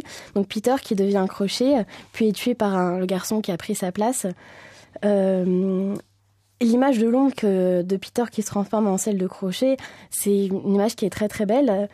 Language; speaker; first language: French; native; French